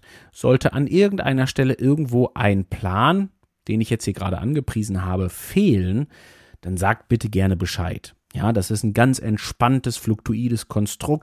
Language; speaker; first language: German; native; German